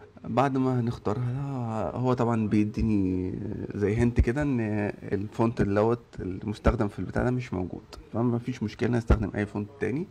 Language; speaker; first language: Arabic; native; Arabic